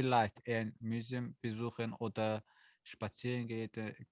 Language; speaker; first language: German; non-native, learner; Azerbaijani